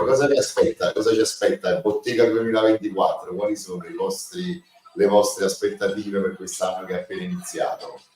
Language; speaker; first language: Italian; native; Italian